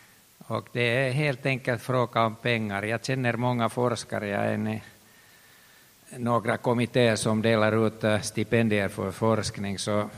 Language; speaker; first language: Swedish; non-native, local second language; Finnish